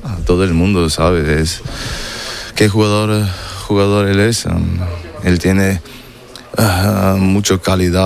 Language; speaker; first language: Spanish; non-native, learner; German